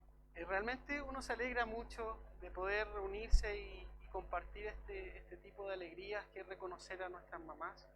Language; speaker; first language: Spanish; native; Spanish